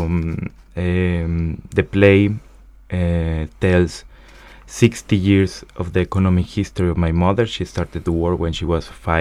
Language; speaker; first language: English; non-native, fluent; Spanish